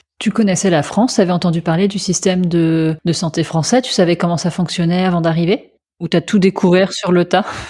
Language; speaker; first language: French; native; French